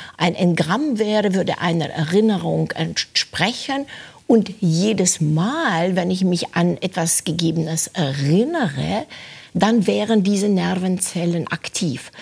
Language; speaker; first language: German; non-native, fluent; Romanian